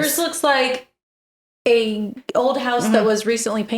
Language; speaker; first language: English; native; English